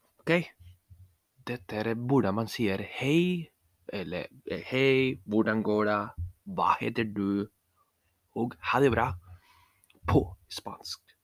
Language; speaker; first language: Norwegian; non-native, fluent; Spanish